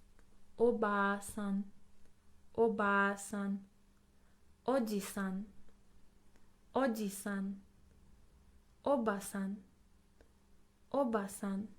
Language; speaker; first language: Japanese; non-native, fluent; English